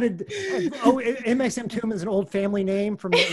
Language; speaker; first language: English; native; English